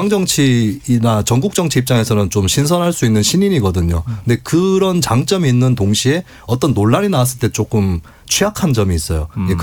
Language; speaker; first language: Korean; native; Korean